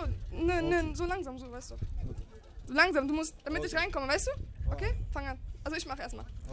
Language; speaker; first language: German; non-native, learner; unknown